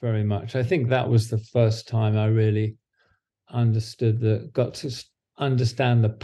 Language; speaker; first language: English; native; English